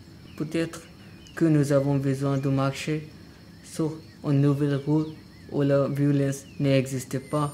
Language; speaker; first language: French; non-native, learner; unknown